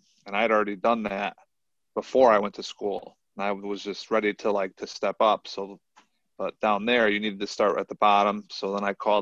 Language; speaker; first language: English; native; English